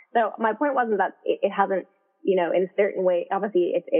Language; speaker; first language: English; native; English